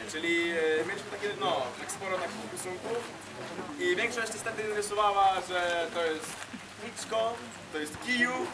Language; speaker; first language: Polish; non-native, learner; Ukrainian